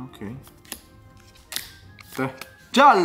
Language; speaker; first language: Italian; early bilingual, heritage; Italian